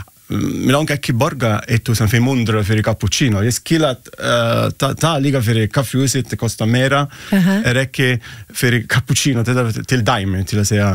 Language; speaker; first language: Icelandic; non-native, learner; Italian